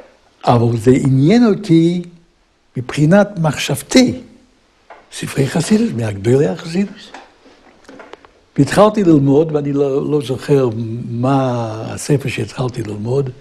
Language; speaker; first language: Hebrew; non-native, fluent; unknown